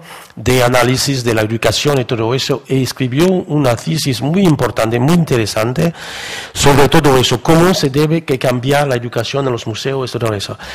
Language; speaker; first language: Spanish; non-native, fluent; French